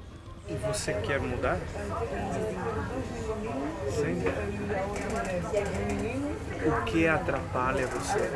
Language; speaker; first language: Portuguese; non-native, fluent; Spanish